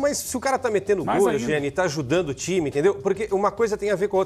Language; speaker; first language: Portuguese; native; Portuguese